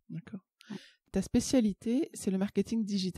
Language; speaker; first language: French; native; French